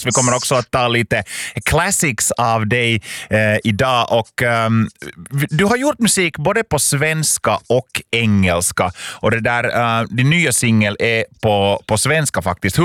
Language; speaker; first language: Swedish; native; Swedish